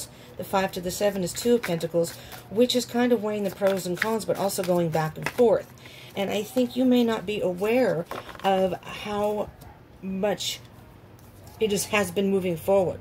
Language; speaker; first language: English; native; English